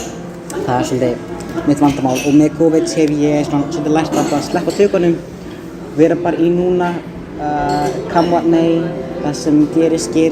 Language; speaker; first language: Icelandic; non-native, fluent; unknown